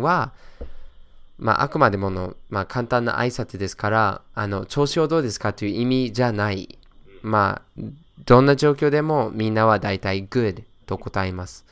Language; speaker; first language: Japanese; non-native, fluent; English